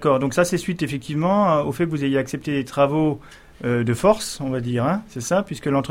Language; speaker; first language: French; native; French